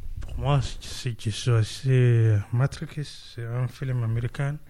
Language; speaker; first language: French; non-native, learner; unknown